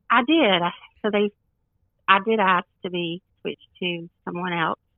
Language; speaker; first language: English; native; English